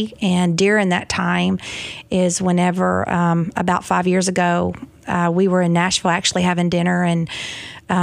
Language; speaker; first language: English; native; English